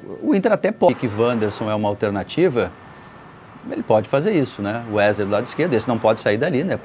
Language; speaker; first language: Portuguese; native; Portuguese